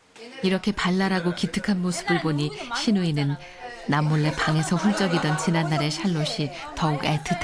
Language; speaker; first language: Korean; native; Korean